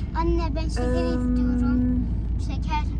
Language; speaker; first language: Turkish; early bilingual, heritage; Turkish